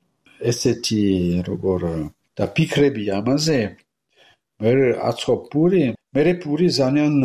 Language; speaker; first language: Georgian; non-native, learner; French